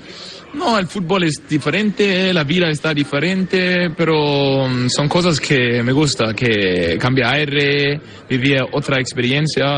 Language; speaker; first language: Spanish; non-native, fluent; Portuguese